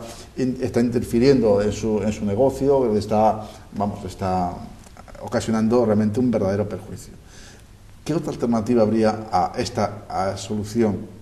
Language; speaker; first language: Spanish; native; Spanish